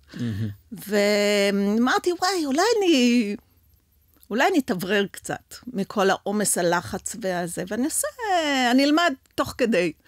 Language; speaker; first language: Hebrew; early bilingual, other home language; French